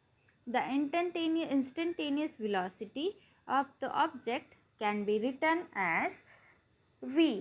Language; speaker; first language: English; non-native, local second language; Marathi